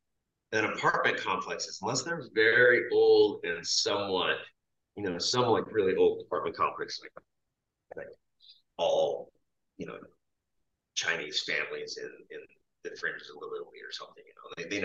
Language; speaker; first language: English; native; English